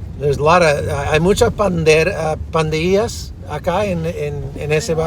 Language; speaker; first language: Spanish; non-native, learner; English